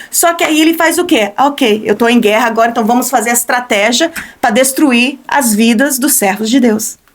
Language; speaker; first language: Portuguese; early bilingual, heritage; Portuguese